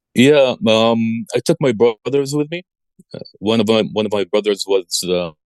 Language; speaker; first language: English; early bilingual, other home language; Arabic